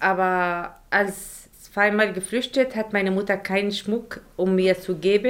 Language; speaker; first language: German; non-native, learner; Arabic